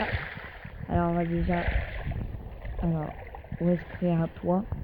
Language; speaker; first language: French; native; French